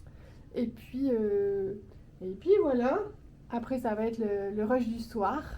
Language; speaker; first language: French; native; French